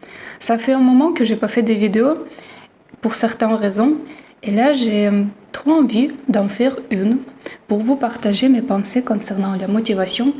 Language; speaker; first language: French; non-native, fluent; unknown